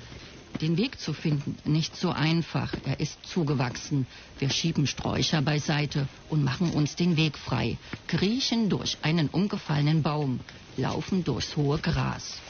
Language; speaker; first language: German; native; German